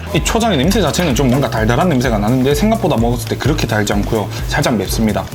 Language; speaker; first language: Korean; native; Korean